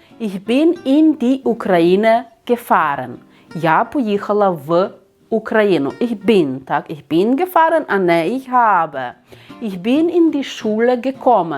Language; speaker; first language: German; non-native, fluent; Ukrainian